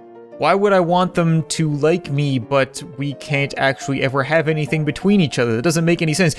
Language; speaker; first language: English; native; English